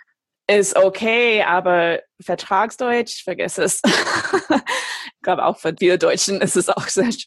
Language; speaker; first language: German; non-native, fluent; English